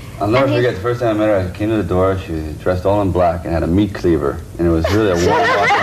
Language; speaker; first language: English; native; English